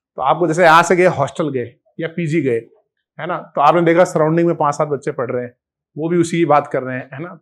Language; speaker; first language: Hindi; native; Hindi